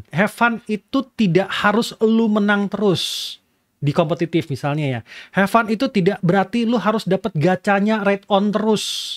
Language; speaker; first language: Indonesian; native; Indonesian